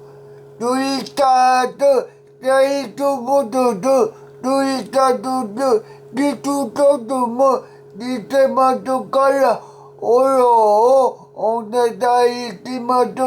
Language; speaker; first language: Japanese; non-native, learner; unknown